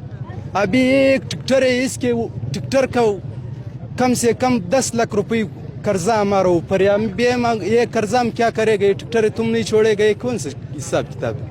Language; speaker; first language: Hindi; non-native, local second language; Pashto